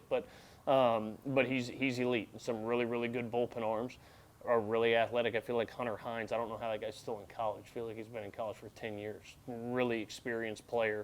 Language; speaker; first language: English; native; English